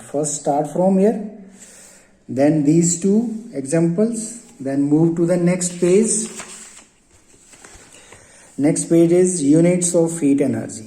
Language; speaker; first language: English; non-native, local second language; Hindi